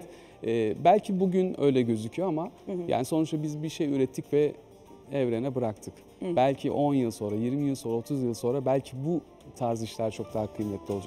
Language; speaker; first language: Turkish; native; Turkish